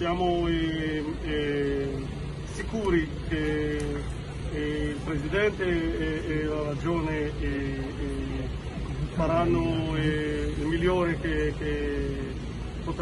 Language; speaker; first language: Italian; non-native, learner; Hebrew